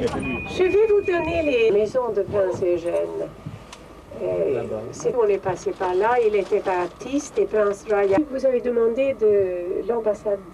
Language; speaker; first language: French; non-native, fluent; Swedish